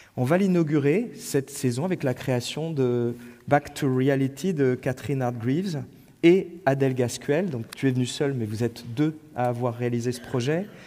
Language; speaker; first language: French; native; French